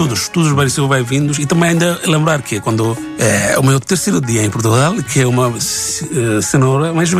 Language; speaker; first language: Portuguese; non-native, learner; Bangla